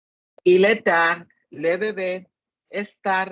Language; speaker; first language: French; non-native, fluent; Spanish